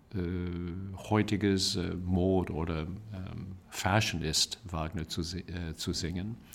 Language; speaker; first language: German; non-native, learner; English